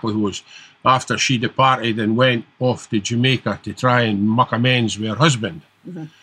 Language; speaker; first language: English; native; English